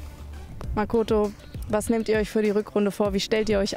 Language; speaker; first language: German; native; German